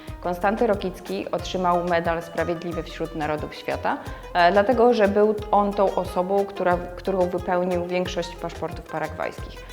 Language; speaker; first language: Polish; native; Polish